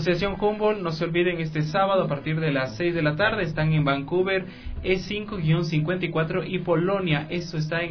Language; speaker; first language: Spanish; native; Spanish